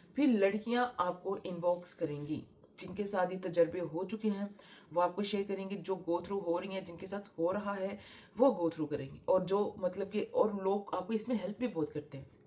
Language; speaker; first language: Urdu; non-native, local second language; Punjabi